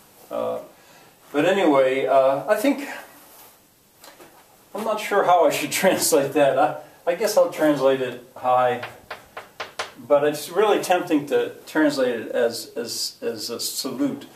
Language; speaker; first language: English; native; English